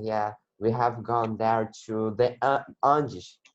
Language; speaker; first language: English; non-native, learner; Portuguese